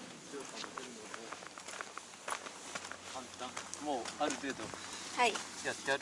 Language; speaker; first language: Japanese; native; Japanese